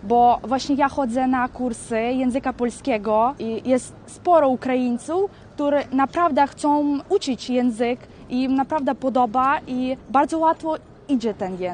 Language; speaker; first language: Polish; non-native, learner; Ukrainian